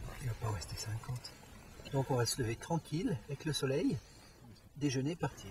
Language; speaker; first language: French; native; French